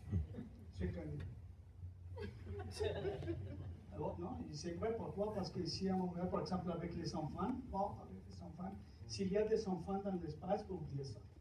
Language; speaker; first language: French; non-native, fluent; Spanish